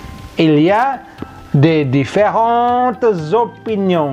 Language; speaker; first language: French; non-native, fluent; Indonesian